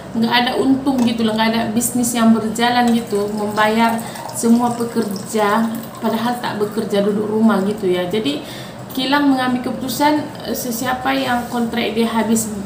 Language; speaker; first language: Malay; non-native, fluent; Batak Toba